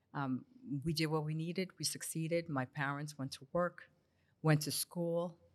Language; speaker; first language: English; early bilingual, other home language; Spanish